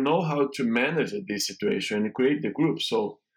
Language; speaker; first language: English; non-native, learner; Portuguese